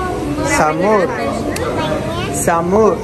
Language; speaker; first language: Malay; non-native, learner; Turkish